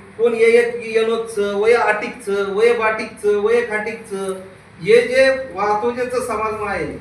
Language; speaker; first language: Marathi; non-native, local second language; Rajasthani